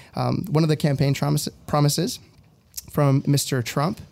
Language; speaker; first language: English; early bilingual, other home language; Spanish